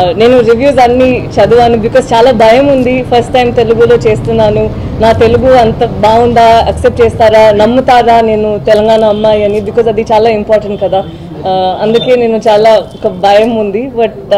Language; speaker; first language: Telugu; non-native, learner; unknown